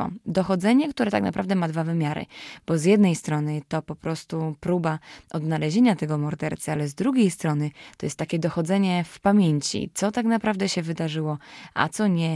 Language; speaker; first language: Polish; native; Polish